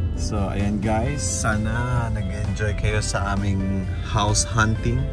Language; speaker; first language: Filipino; native; Filipino